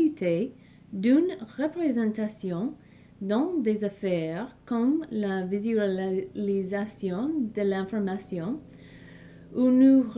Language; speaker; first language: French; non-native, learner; English